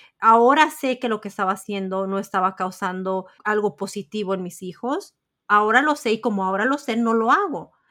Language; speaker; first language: Spanish; early bilingual, heritage; Spanish